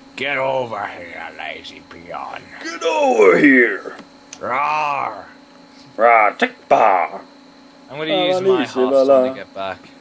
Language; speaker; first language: English; native; English